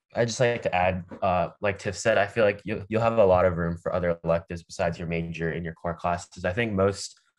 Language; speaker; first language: English; native; English